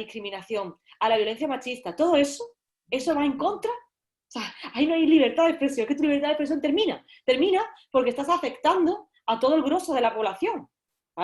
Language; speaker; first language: Spanish; native; Spanish